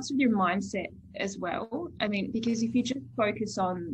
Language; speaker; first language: English; native; English